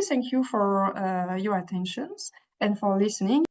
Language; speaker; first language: English; non-native, fluent; French